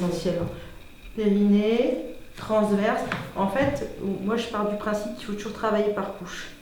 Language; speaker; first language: French; native; French